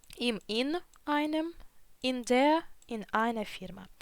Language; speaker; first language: German; non-native, fluent; Ukrainian